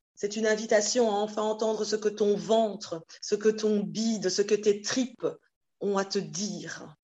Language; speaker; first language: French; native; French